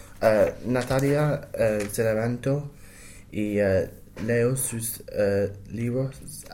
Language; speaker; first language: Spanish; non-native, learner; English